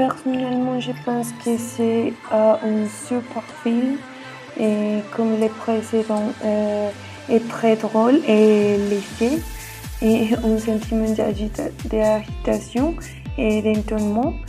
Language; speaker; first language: French; non-native, learner; Spanish